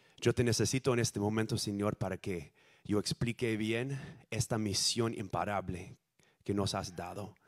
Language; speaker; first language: Spanish; non-native, fluent; English